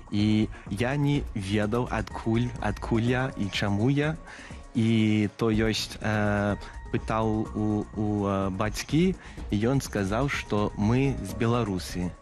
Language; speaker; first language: Belarusian; non-native, fluent; English